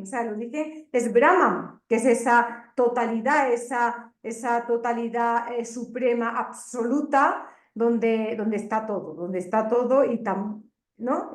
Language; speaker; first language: Spanish; native; Spanish